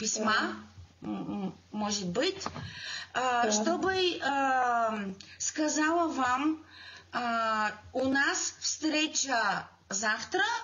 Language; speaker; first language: Russian; non-native, learner; Bulgarian